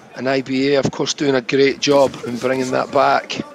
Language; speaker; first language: English; native; English